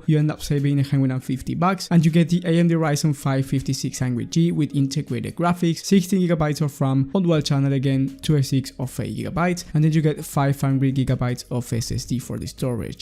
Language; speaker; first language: English; non-native, fluent; Spanish